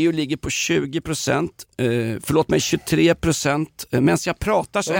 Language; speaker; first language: Swedish; native; Swedish